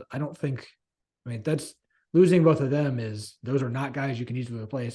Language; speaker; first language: English; native; English